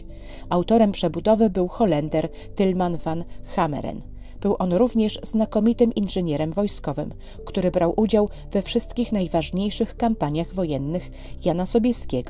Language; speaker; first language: Polish; native; Polish